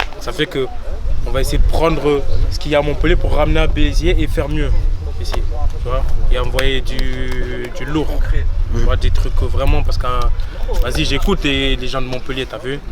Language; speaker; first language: French; early bilingual, other home language; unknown